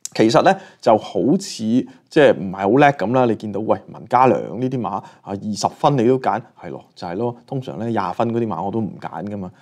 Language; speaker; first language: Chinese; non-native, local second language; Cantonese